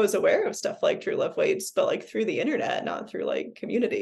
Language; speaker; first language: English; native; English